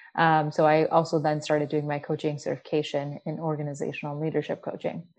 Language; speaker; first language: English; early bilingual, other home language; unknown